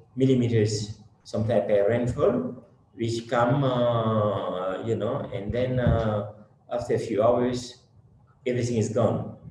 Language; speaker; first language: English; non-native, fluent; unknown